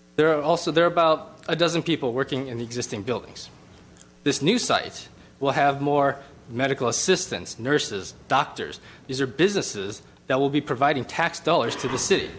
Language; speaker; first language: English; native; English